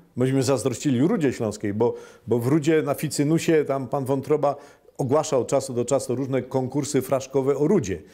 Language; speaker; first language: Polish; native; Polish